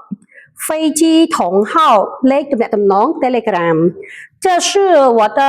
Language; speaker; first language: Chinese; non-native, fluent; Khmer